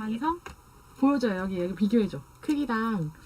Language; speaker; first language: Korean; native; Korean